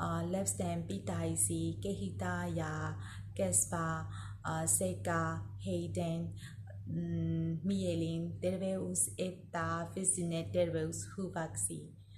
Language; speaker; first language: Finnish; non-native, learner; Burmese